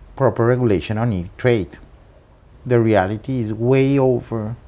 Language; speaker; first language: English; non-native, fluent; Spanish